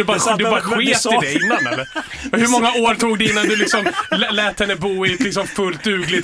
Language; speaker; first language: Swedish; native; Swedish